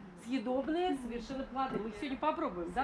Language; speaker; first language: Russian; native; Russian